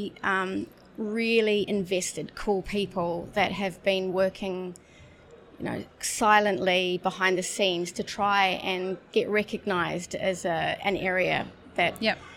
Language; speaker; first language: English; native; English